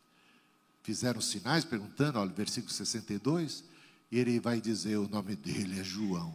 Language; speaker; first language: Portuguese; native; Portuguese